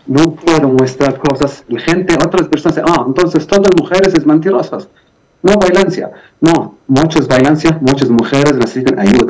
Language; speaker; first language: Spanish; non-native, learner; Arabic